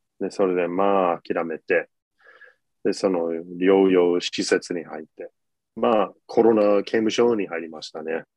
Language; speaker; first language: Japanese; non-native, fluent; English